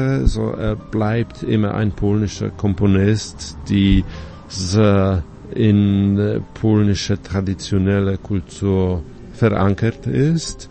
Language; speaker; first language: German; non-native, fluent; Polish